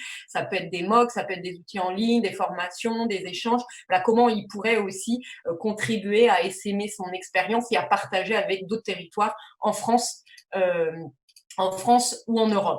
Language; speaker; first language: French; native; French